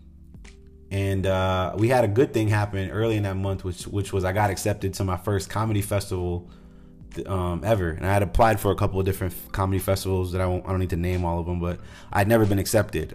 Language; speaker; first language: English; native; English